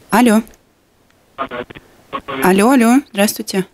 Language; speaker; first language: Russian; native; Russian